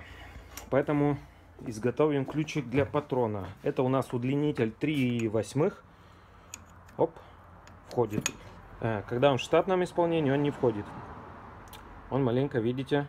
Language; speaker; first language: Russian; native; Russian